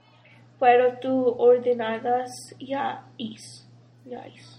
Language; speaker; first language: Spanish; non-native, learner; English